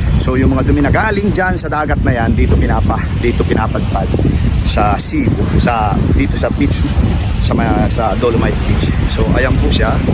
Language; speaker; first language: Filipino; non-native, local second language; Bikol